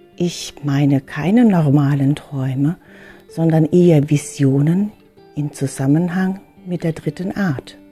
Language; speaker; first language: German; early bilingual, other home language; Filipino